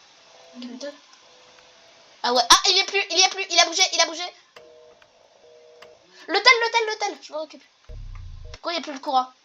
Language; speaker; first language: French; native; French